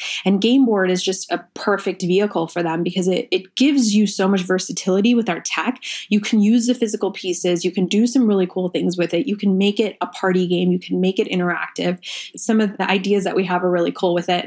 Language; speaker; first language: English; early bilingual, other home language; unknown